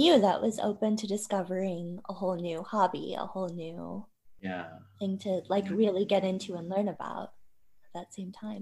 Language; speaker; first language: English; native; English